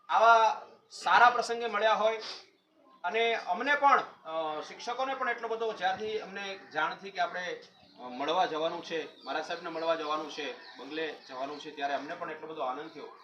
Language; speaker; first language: Gujarati; native; Gujarati